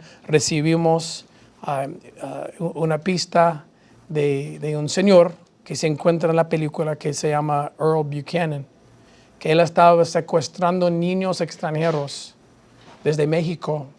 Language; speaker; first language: Spanish; non-native, fluent; English